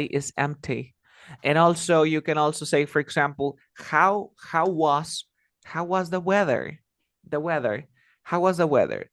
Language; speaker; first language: English; non-native, fluent; Spanish